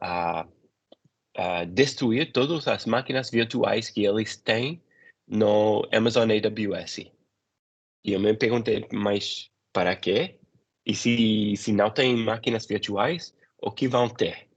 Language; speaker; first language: Portuguese; non-native, fluent; English